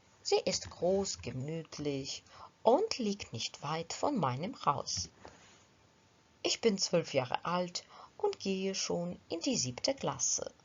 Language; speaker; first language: German; non-native, fluent; Ukrainian